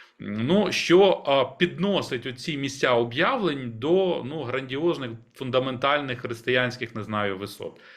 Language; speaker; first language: Ukrainian; native; Ukrainian